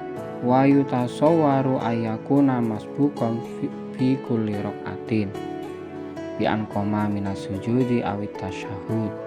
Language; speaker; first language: Arabic; non-native, fluent; Indonesian